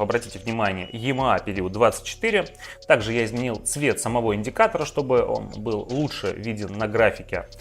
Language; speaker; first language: Russian; native; Russian